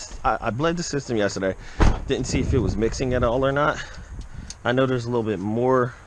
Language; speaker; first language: English; native; English